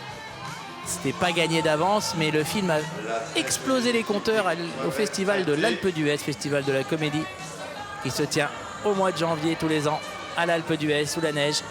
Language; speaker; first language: French; native; French